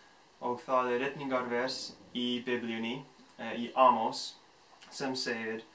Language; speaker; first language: Icelandic; non-native, fluent; English